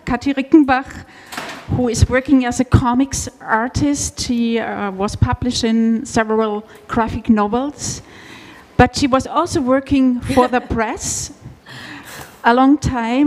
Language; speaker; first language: English; non-native, fluent; German